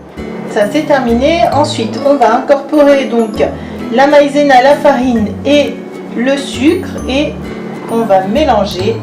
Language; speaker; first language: French; native; French